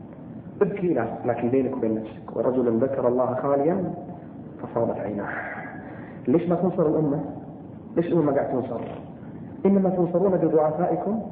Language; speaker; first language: Arabic; native; Arabic